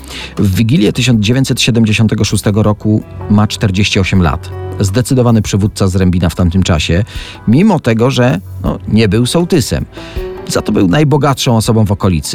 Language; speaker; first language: Polish; native; Polish